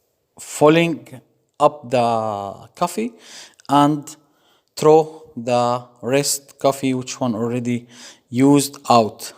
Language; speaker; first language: English; non-native, fluent; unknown